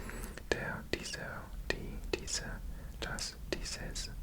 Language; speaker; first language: German; non-native, learner; English